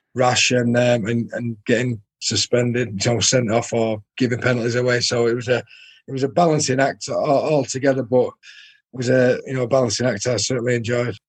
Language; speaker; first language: English; native; English